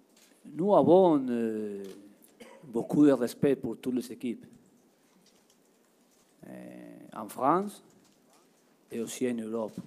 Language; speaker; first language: French; non-native, learner; Spanish